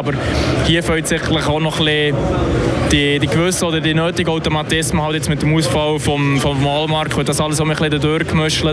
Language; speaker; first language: German; native; German